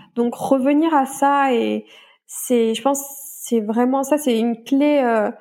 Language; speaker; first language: French; native; French